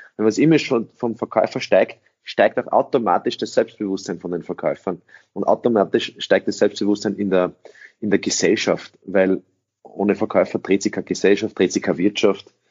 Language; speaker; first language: German; early bilingual, other home language; English